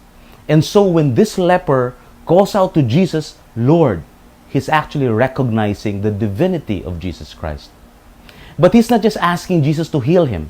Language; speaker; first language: English; non-native, local second language; Filipino